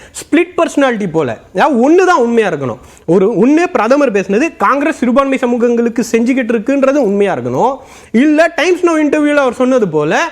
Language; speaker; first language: Tamil; native; Tamil